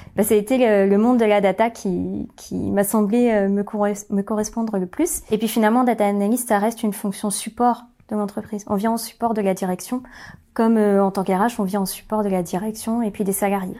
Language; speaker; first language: French; native; French